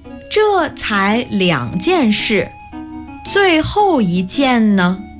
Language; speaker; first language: Chinese; native; Chinese